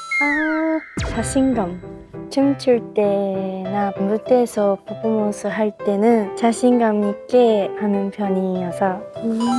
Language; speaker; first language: Korean; non-native, learner; Japanese